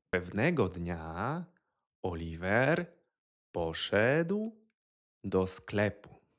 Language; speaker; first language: Polish; native; Polish